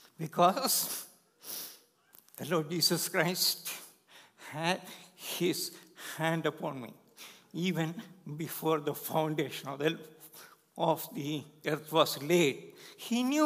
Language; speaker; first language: English; non-native, local second language; Malayalam